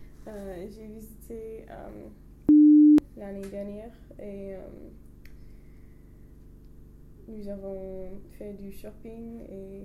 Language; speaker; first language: French; non-native, learner; English